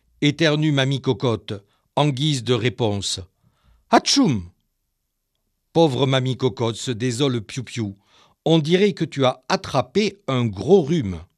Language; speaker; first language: French; native; French